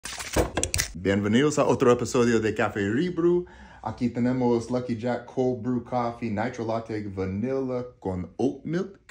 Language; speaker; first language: Spanish; early bilingual, heritage; English